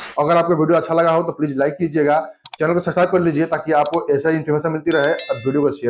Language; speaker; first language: Hindi; native; Hindi